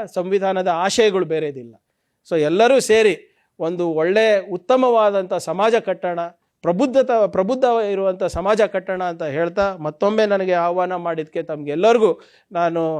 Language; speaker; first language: Kannada; non-native, local second language; Lambadi